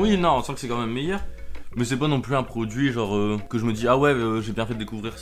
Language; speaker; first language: French; native; French